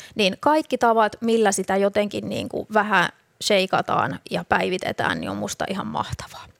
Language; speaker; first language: Finnish; native; Finnish